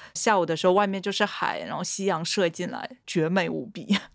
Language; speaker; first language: Chinese; native; Chinese